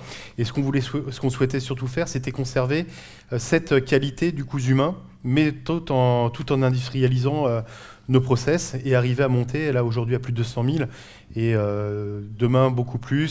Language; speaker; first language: French; native; French